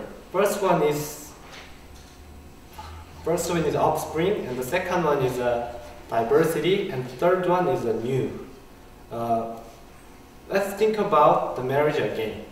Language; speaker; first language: English; non-native, learner; Korean